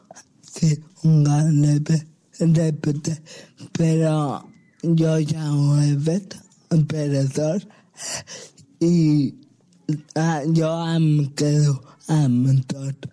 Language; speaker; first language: Catalan; non-native, local second language; Spanish